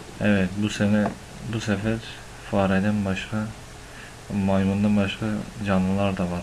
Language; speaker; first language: Turkish; native; Turkish